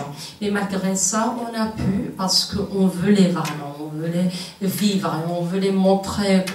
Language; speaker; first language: French; non-native, fluent; Kurdish